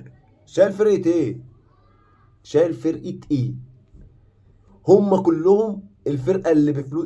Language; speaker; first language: Arabic; native; Arabic